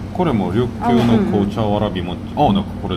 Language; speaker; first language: Japanese; non-native, learner; Korean